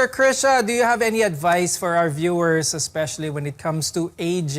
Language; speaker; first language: English; non-native, local second language; Filipino